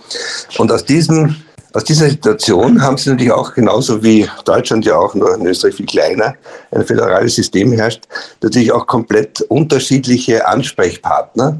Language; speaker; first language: German; native; German